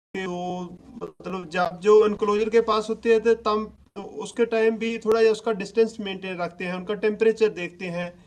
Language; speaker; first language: Hindi; non-native, local second language; Punjabi